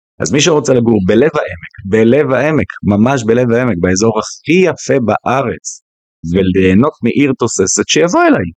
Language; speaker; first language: Hebrew; native; Hebrew